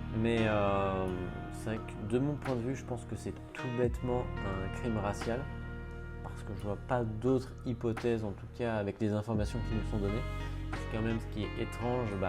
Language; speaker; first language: French; native; French